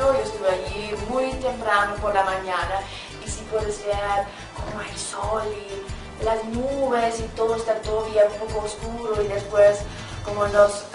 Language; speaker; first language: Spanish; non-native, fluent; German